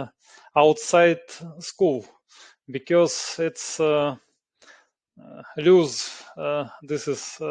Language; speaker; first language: English; non-native, learner; Russian